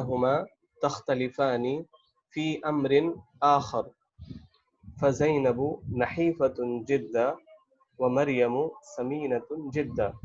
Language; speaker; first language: Arabic; non-native, fluent; Urdu